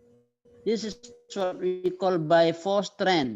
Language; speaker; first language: English; non-native, fluent; Indonesian